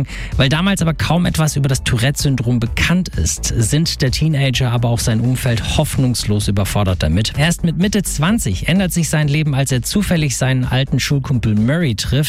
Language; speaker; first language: German; native; German